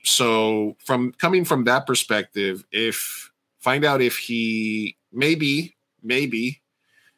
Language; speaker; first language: English; native; English